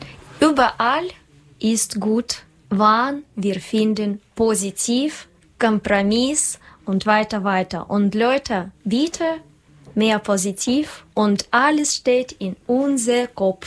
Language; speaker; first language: German; non-native, learner; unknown